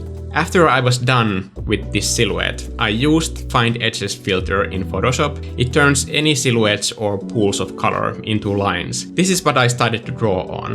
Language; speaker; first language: English; non-native, fluent; Finnish